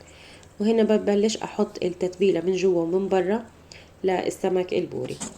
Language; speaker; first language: Arabic; native; Arabic